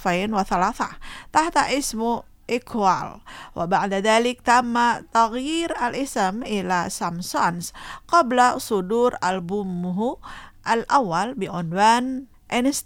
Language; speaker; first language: Arabic; non-native, fluent; Indonesian